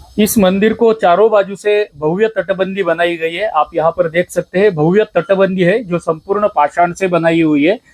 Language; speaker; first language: Hindi; non-native, local second language; Marathi